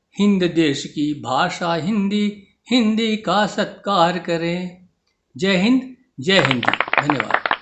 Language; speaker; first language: Hindi; native; Hindi